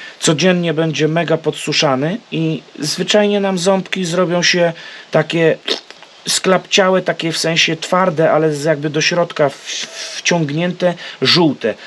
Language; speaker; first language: Polish; native; Polish